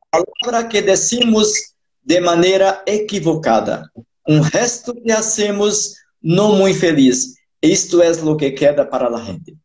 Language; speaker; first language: Spanish; non-native, fluent; Portuguese